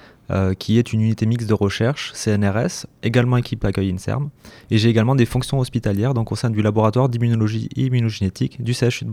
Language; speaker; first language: French; native; French